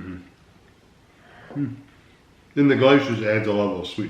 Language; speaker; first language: English; native; English